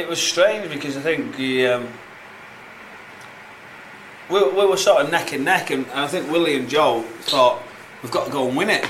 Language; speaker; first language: English; native; English